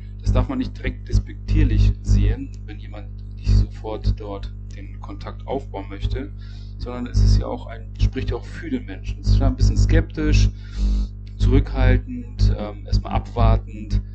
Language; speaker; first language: German; native; German